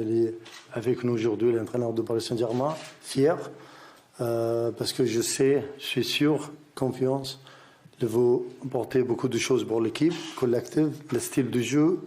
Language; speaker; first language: French; non-native, learner; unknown